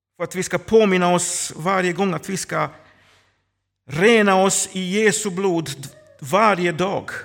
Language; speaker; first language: Swedish; non-native, fluent; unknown